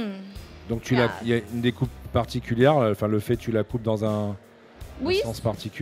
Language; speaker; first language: French; native; French